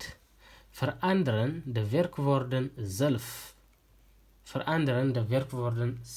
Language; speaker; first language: Dutch; early bilingual, heritage; Tigrinya